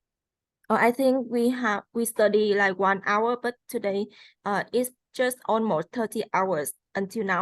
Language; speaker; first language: English; non-native, fluent; Vietnamese